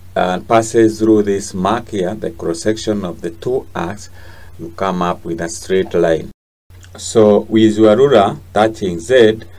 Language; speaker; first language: English; non-native, local second language; Swahili